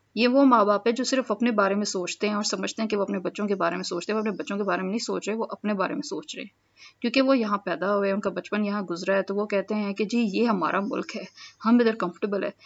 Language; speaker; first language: Urdu; non-native, local second language; Punjabi